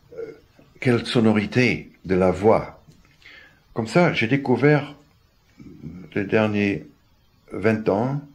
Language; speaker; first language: French; non-native, fluent; German